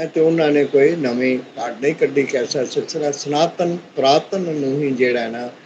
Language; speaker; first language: Hindi; non-native, local second language; Punjabi